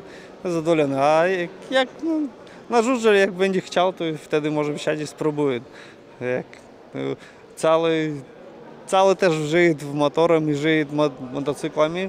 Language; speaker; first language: Polish; non-native, learner; Russian